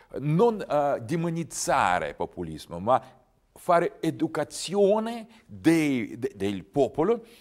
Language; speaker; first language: Italian; non-native, learner; Russian